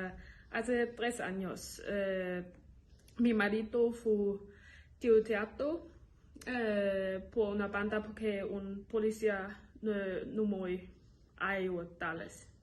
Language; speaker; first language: Spanish; non-native, learner; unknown